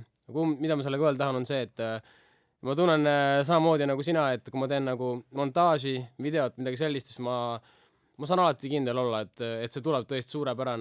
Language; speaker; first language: Estonian; native; Estonian